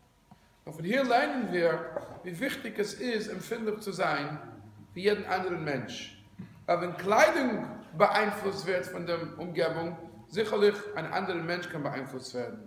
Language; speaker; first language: German; non-native, fluent; English